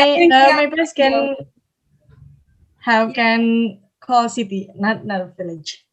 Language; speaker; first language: English; non-native, learner; Indonesian